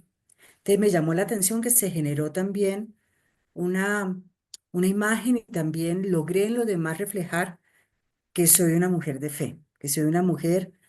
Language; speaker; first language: Spanish; native; Spanish